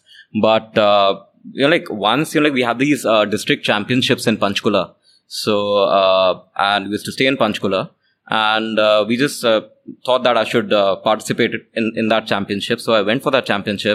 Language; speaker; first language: English; non-native, local second language; Hindi